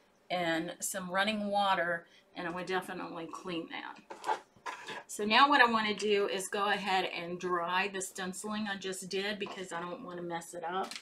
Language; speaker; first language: English; native; English